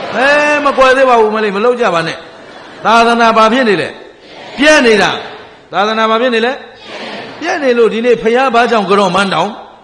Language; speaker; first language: Burmese; native; Burmese